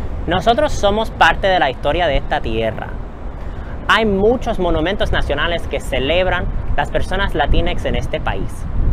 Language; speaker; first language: Spanish; early bilingual, heritage; Spanish